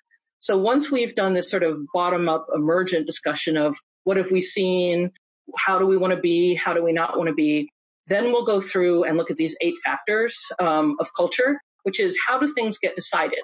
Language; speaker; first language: English; native; English